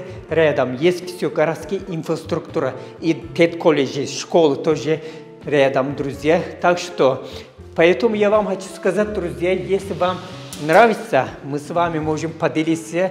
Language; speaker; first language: Russian; non-native, learner; Turkish